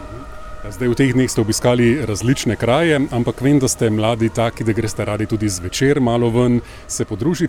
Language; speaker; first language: Slovenian; native; Slovenian